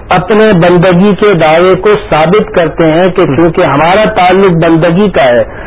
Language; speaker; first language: Urdu; native; Urdu